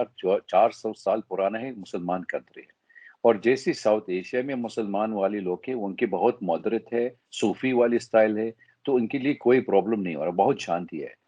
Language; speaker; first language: Hindi; non-native, fluent; Arabic